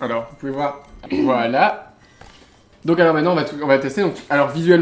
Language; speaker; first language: French; native; French